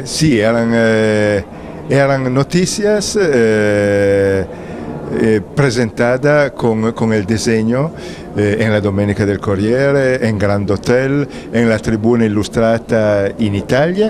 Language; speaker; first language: Spanish; non-native, fluent; Italian